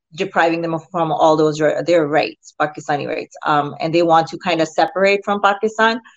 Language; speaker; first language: English; non-native, local second language; Urdu